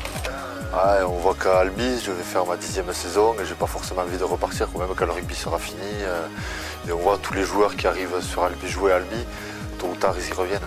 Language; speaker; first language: French; native; French